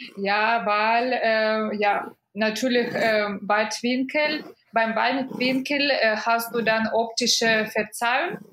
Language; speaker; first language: German; non-native, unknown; Russian